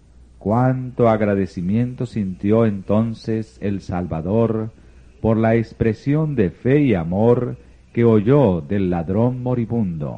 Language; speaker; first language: Spanish; native; Spanish